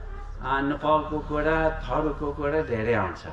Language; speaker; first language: Nepali; non-native, fluent; English